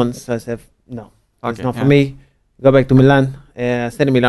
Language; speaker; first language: English; non-native, fluent; Italian